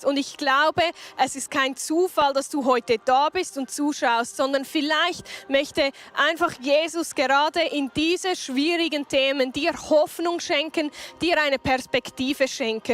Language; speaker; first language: German; native; German